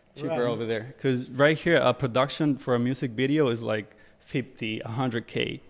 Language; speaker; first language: English; early bilingual, other home language; Spanish